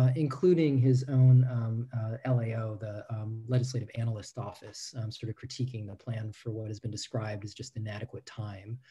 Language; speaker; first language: English; native; English